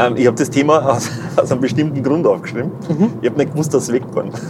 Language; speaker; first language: German; native; German